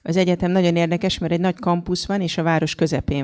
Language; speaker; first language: Hungarian; native; Hungarian